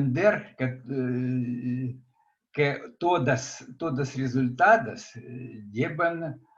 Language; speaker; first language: Spanish; non-native, fluent; Russian